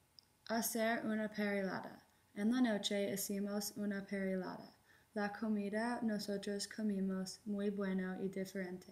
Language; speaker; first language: Spanish; non-native, learner; English